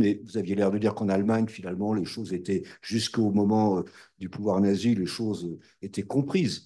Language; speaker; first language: French; native; French